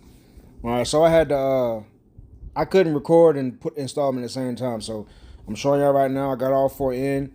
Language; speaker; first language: English; native; English